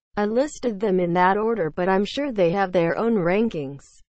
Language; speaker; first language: English; native; English